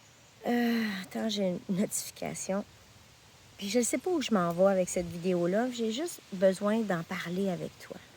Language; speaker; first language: French; native; French